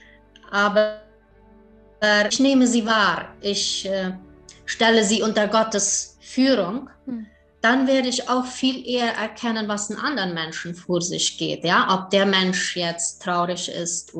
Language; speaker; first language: German; early bilingual, heritage; German